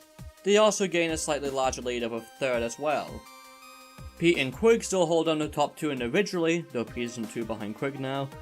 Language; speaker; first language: English; native; English